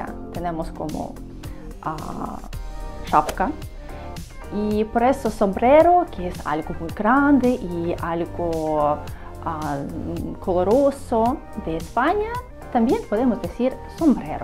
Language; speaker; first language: Spanish; non-native, learner; Russian